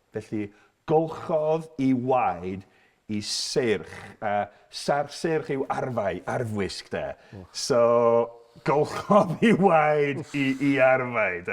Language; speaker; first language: Welsh; non-native, fluent; English